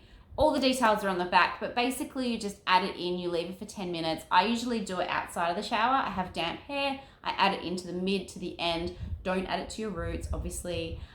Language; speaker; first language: English; native; English